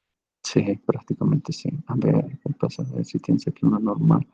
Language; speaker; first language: Spanish; native; Spanish